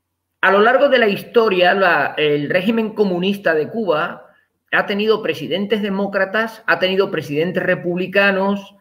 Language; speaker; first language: Spanish; native; Spanish